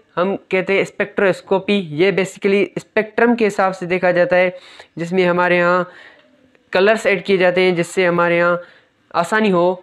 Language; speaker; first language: Urdu; native; Urdu